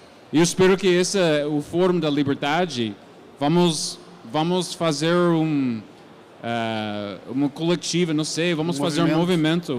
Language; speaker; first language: Portuguese; non-native, fluent; English